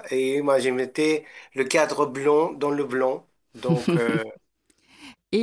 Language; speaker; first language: French; non-native, fluent; Japanese